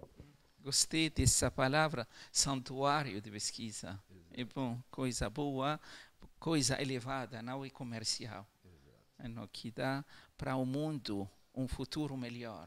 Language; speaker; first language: Portuguese; non-native, local second language; Arabic